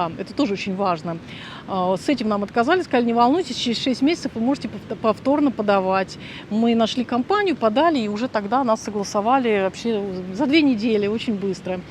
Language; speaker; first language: Russian; native; Russian